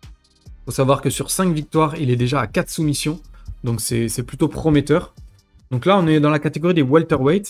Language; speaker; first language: French; native; French